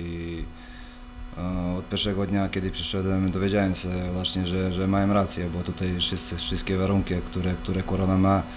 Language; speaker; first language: Polish; non-native, fluent; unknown